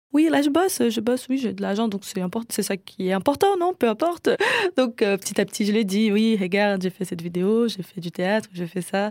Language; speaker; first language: French; non-native, fluent; Portuguese